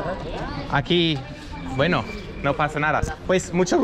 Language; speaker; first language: Spanish; non-native, fluent; English